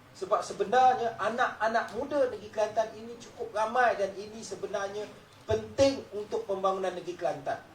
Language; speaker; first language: Malay; native; Malay